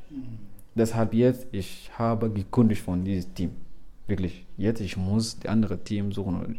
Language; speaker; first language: German; non-native, learner; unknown